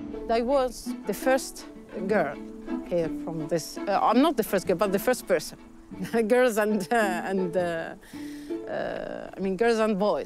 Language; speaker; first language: English; non-native, fluent; Arabic